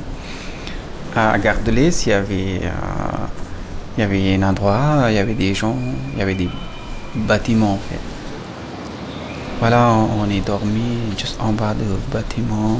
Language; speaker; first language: French; non-native, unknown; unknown